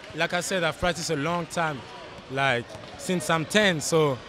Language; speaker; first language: English; non-native, fluent; French